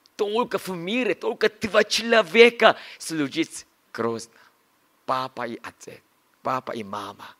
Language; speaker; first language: Russian; non-native, learner; Korean